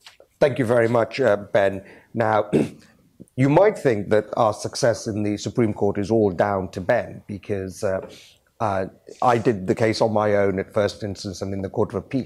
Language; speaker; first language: English; native; English